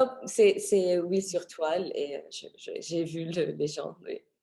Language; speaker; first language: French; non-native, fluent; Arabic